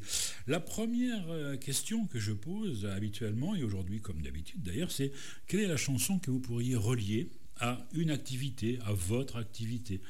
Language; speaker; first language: French; native; French